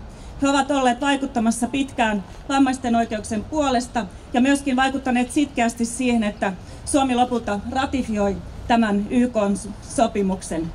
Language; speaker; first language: Finnish; native; Finnish